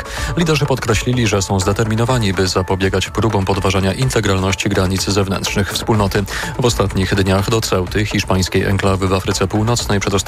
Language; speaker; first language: Polish; native; Polish